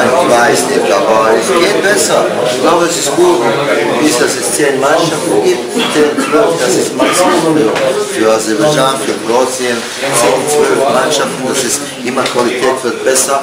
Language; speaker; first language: German; non-native, learner; Croatian